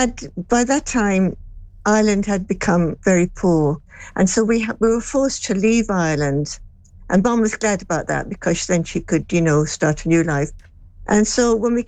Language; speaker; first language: English; native; English